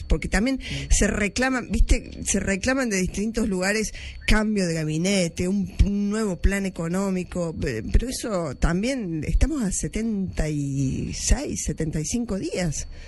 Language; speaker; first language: Spanish; native; Spanish